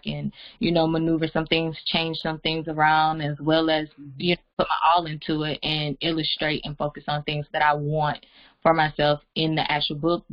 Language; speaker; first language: English; native; English